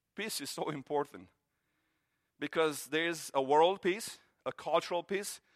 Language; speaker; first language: English; non-native, fluent; Romanian